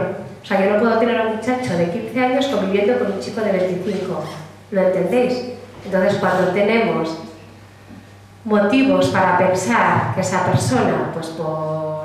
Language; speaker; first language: Spanish; native; Spanish